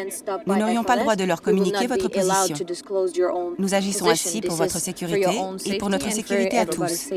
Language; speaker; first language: French; native; French